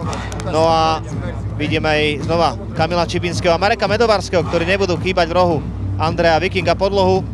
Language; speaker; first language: Slovak; native; Slovak